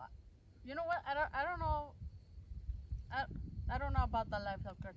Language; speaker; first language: English; non-native, learner; Spanish